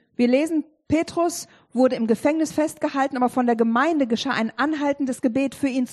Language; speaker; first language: German; native; German